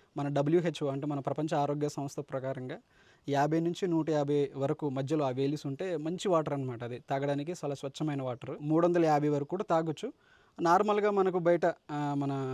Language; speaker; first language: Telugu; native; Telugu